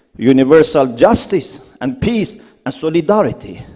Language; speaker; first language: English; non-native, fluent; Persian